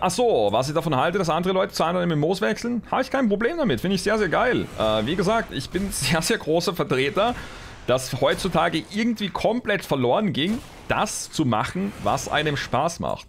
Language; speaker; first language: German; native; German